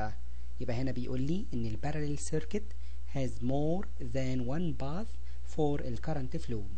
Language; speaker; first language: Arabic; native; Arabic